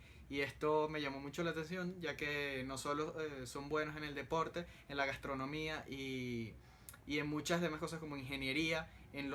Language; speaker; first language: Spanish; native; Spanish